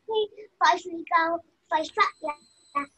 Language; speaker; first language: Chinese; early bilingual, other home language; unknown